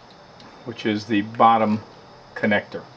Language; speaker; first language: English; native; English